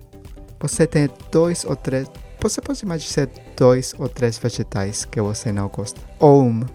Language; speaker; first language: Portuguese; non-native, learner; Spanish